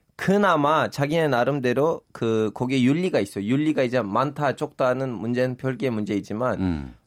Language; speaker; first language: Korean; non-native, fluent; Turkish